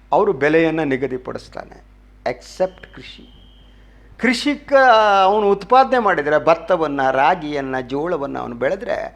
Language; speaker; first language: Kannada; native; Kannada